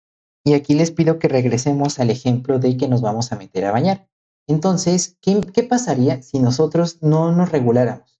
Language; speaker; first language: Spanish; native; Spanish